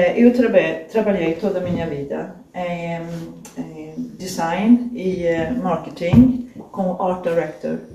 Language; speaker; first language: Portuguese; non-native, learner; Swedish